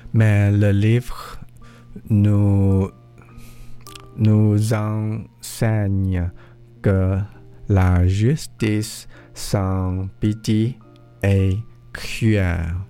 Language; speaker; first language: French; non-native, learner; English